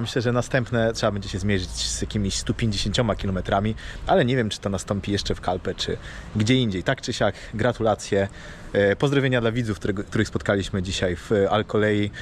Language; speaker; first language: Polish; native; Polish